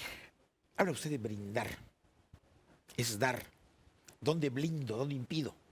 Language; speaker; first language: Spanish; native; Spanish